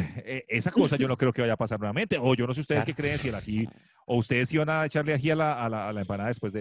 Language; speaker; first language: Spanish; native; Spanish